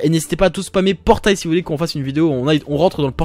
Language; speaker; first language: French; native; French